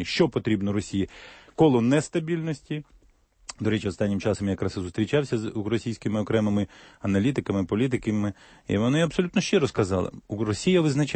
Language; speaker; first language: Ukrainian; native; Ukrainian